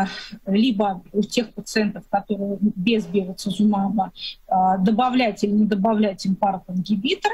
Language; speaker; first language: Russian; native; Russian